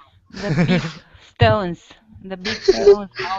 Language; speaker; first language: English; non-native, learner; Romanian